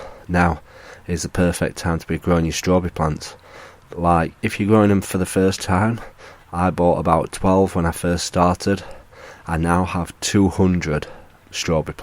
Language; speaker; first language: English; native; English